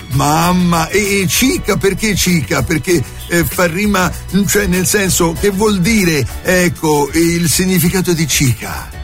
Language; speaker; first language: Italian; native; Italian